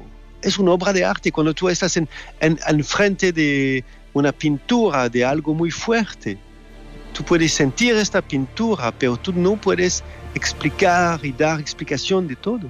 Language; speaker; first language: Spanish; non-native, fluent; French